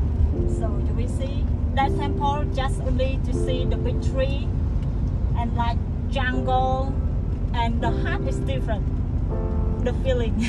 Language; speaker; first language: English; non-native, learner; Khmer